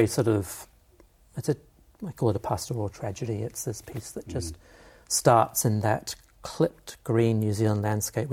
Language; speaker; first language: English; native; English